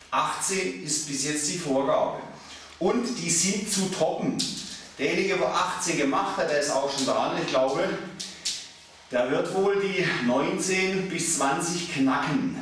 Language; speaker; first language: German; native; German